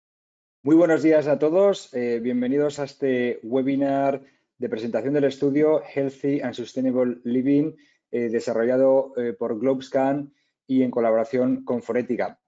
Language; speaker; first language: Spanish; native; Spanish